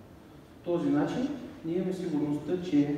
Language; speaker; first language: Bulgarian; native; Bulgarian